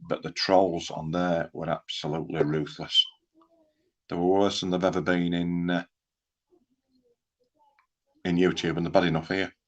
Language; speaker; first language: English; native; English